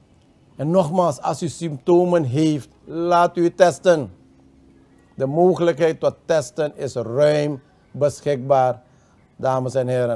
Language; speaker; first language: Dutch; native; Dutch